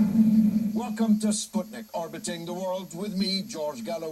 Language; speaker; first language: English; native; English